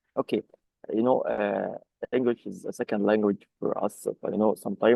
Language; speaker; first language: English; non-native, fluent; Arabic